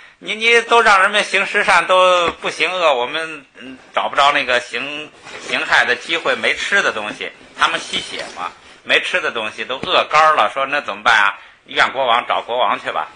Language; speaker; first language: Chinese; native; Chinese